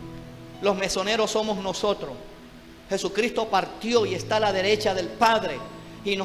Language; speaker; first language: Spanish; native; Spanish